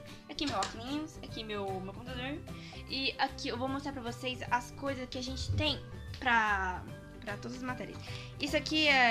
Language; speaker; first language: Portuguese; early bilingual, heritage; Portuguese